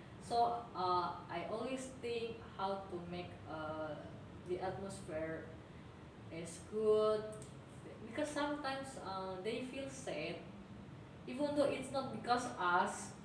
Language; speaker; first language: English; non-native, learner; Indonesian